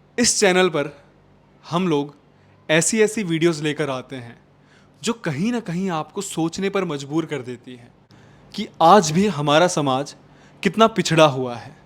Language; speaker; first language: Hindi; native; Hindi